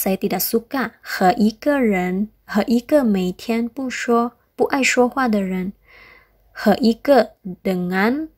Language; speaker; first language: Chinese; non-native, fluent; Indonesian